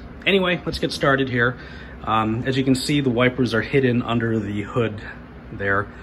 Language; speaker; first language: English; native; English